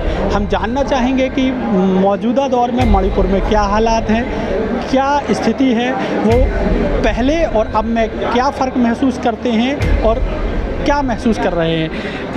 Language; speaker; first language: Hindi; native; Hindi